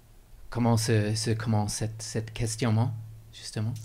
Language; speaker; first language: French; non-native, fluent; English